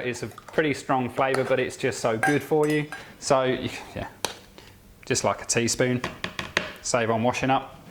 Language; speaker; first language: English; native; English